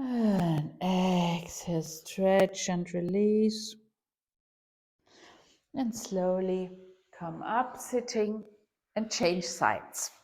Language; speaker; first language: English; non-native, fluent; German